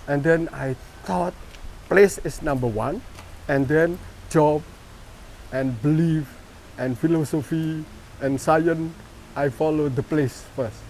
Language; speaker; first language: English; non-native, learner; Indonesian